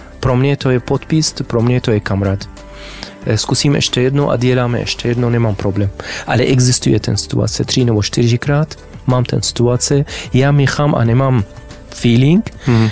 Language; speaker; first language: Czech; non-native, learner; Arabic